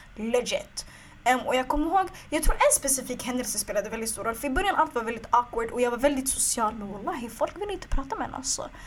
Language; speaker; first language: Swedish; early bilingual, other home language; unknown